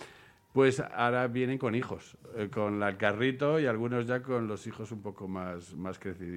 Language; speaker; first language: Spanish; native; Spanish